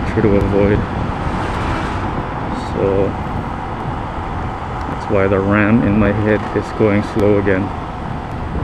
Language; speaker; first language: English; non-native, local second language; Filipino